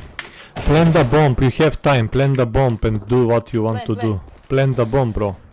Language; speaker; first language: English; non-native, learner; Macedonian